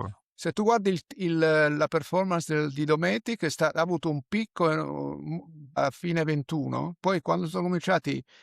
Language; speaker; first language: Italian; native; Italian